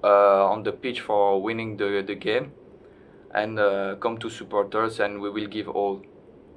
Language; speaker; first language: English; non-native, learner; French